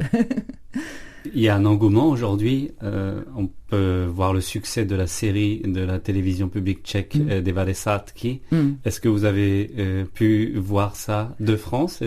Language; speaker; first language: French; native; French